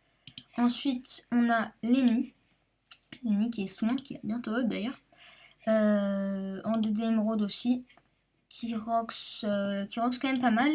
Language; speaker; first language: French; native; French